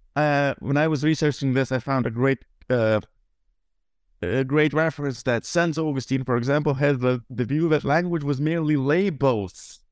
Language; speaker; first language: English; non-native, fluent; Lithuanian